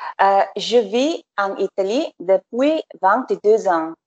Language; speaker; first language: French; non-native, fluent; English